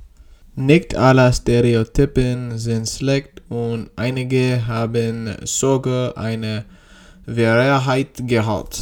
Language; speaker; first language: German; non-native, learner; English